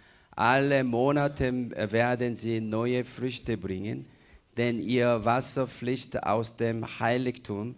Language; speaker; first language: German; non-native, fluent; Korean